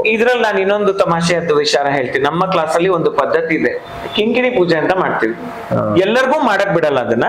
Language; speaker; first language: Kannada; non-native, local second language; Tamil